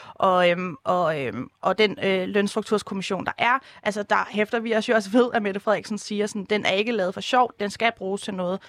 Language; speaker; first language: Danish; native; Danish